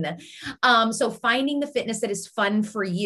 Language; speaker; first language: English; native; English